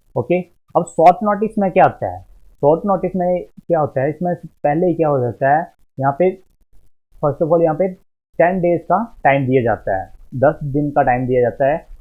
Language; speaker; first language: Hindi; native; Hindi